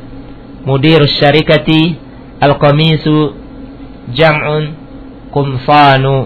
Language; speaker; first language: Arabic; non-native, fluent; Indonesian